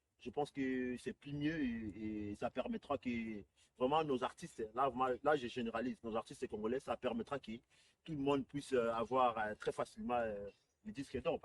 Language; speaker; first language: French; non-native, local second language; Lingala